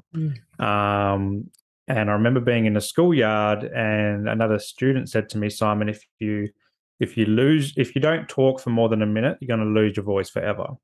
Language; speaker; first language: English; native; English